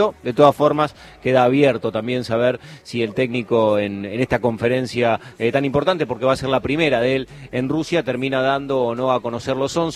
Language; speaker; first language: Spanish; native; Spanish